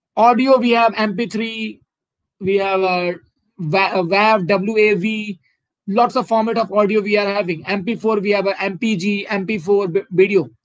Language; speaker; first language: English; non-native, local second language; Hindi